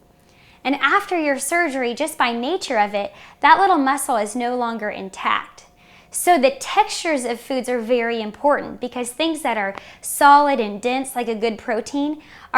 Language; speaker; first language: English; native; English